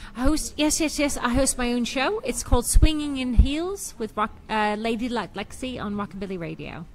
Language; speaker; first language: English; native; English